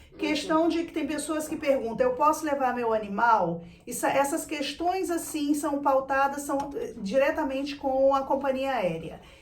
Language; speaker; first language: Portuguese; native; Portuguese